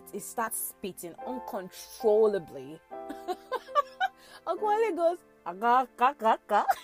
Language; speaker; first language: English; non-native, local second language; Yoruba